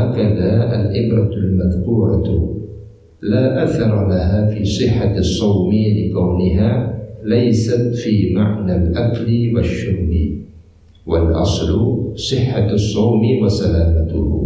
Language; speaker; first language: Arabic; non-native, fluent; Indonesian